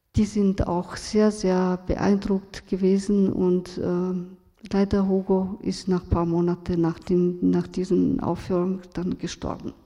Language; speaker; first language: German; non-native, fluent; Romanian